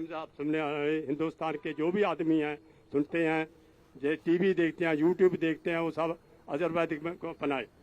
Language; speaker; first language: Hindi; non-native, local second language; Punjabi